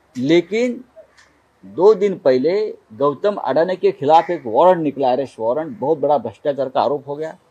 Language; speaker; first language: Hindi; non-native, local second language; Marathi